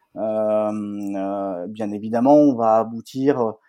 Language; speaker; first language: French; native; French